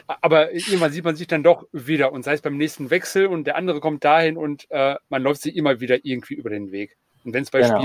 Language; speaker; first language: German; native; German